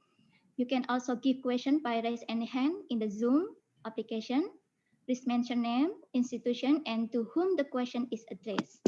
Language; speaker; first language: English; non-native, fluent; Indonesian